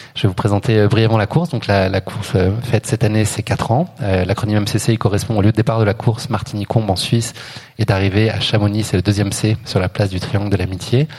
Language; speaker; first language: French; native; French